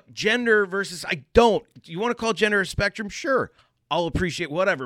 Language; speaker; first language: English; native; English